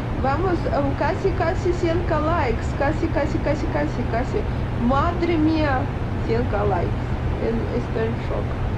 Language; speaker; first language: Spanish; non-native, fluent; Ukrainian